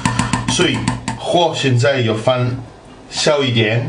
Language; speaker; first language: Chinese; non-native, fluent; Italian